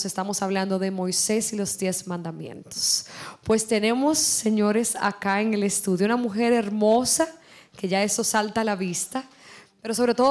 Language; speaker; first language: Spanish; native; Spanish